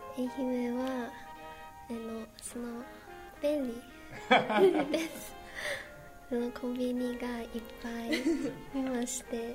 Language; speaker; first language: Japanese; non-native, learner; Chinese